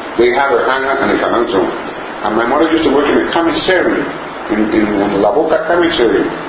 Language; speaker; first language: English; native; English